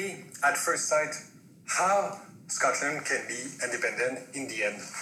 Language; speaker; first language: English; non-native, fluent; French